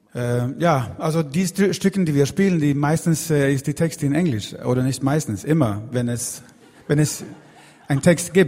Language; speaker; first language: German; non-native, fluent; Swedish